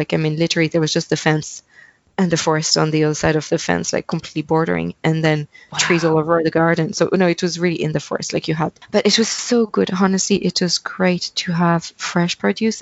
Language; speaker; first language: English; non-native, fluent; French